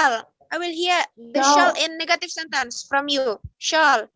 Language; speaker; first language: English; non-native, learner; Indonesian